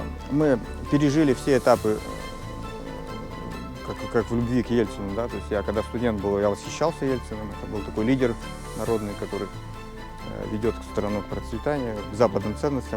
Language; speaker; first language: Russian; native; Russian